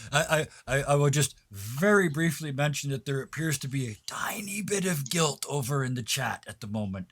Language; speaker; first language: English; native; English